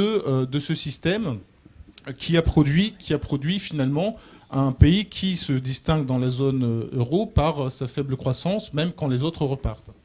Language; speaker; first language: French; native; French